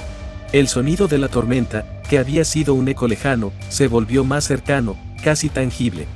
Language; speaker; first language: Spanish; native; Spanish